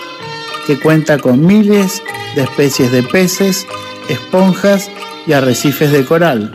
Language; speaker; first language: Spanish; non-native, fluent; Indonesian